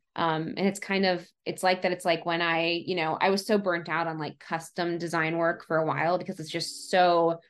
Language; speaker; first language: English; native; English